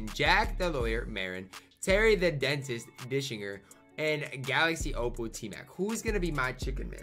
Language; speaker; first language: English; native; English